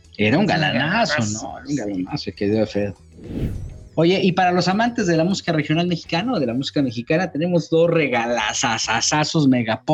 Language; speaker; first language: Spanish; native; Spanish